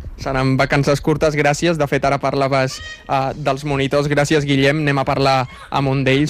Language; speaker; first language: Catalan; native; Catalan